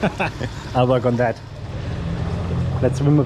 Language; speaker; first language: English; non-native, fluent; German